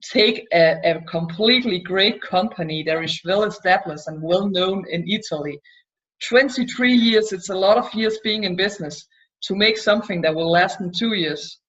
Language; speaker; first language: English; non-native, fluent; Danish